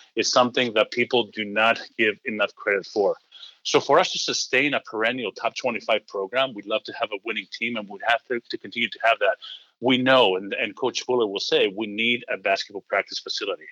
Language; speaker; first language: English; early bilingual, heritage; Greek